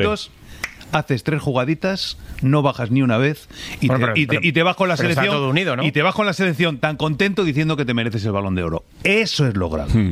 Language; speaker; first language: Spanish; native; Spanish